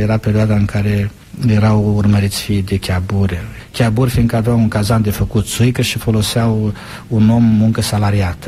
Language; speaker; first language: Romanian; native; Romanian